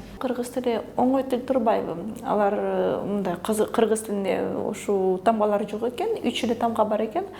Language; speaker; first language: Kyrgyz; early bilingual, other home language; Russian